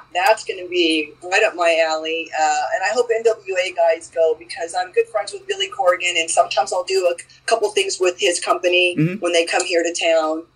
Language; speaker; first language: English; native; English